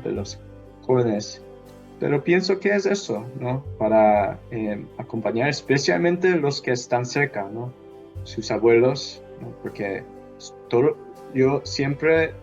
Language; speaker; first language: Spanish; non-native, fluent; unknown